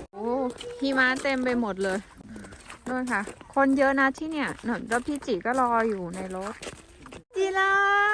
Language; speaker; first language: Thai; native; Thai